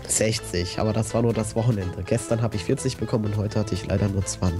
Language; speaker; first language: German; native; German